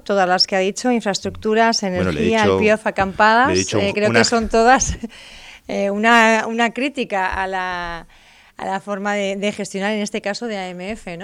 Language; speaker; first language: Spanish; native; Spanish